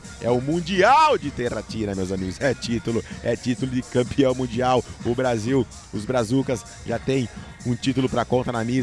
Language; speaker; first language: Portuguese; native; Portuguese